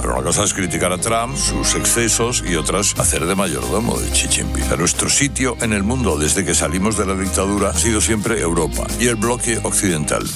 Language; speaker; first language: Spanish; native; Spanish